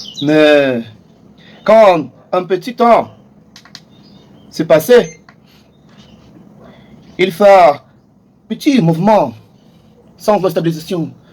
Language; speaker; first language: French; non-native, learner; Portuguese